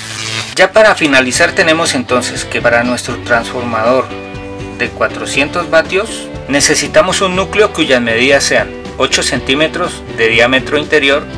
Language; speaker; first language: Spanish; native; Spanish